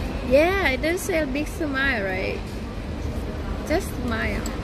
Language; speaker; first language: English; non-native, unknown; Thai